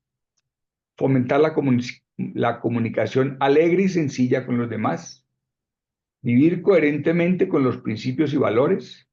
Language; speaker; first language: Spanish; native; Spanish